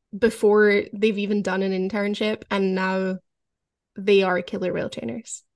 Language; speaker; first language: English; native; English